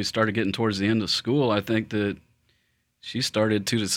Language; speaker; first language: English; native; English